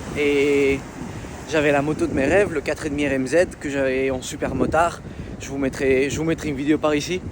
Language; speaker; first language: French; early bilingual, other home language; Spanish